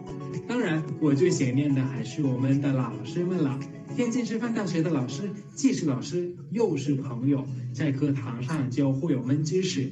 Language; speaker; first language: Chinese; non-native, fluent; Thai